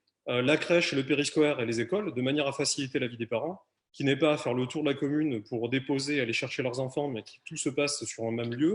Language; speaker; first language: French; native; French